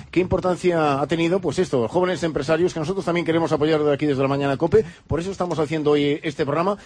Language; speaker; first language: Spanish; native; Spanish